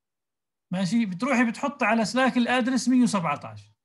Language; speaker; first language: Arabic; native; Arabic